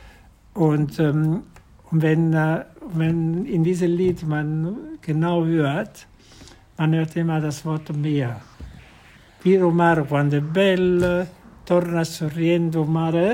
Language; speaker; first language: German; non-native, fluent; Italian